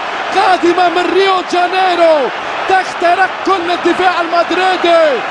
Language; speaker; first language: Arabic; native; Arabic